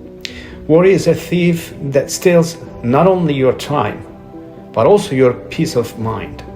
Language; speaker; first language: English; non-native, fluent; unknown